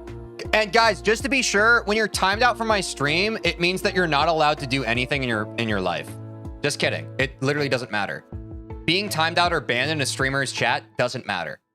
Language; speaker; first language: English; native; English